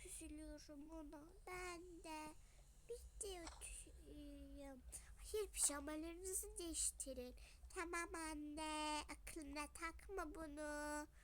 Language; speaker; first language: Turkish; early bilingual, other home language; Arabic